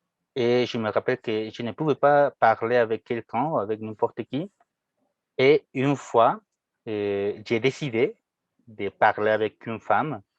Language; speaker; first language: French; non-native, fluent; Spanish